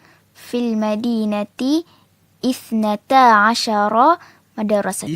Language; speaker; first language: Arabic; non-native, learner; Malay